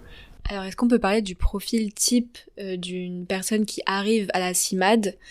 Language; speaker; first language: French; native; French